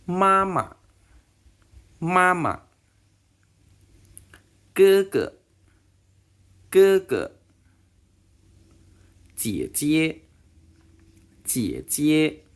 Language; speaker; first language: Chinese; non-native, fluent; Thai